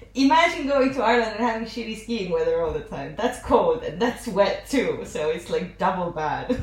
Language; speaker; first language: English; non-native, fluent; Estonian